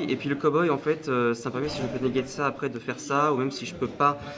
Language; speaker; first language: French; native; French